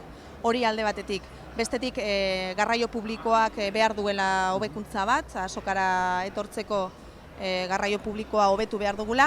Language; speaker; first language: Basque; native; Basque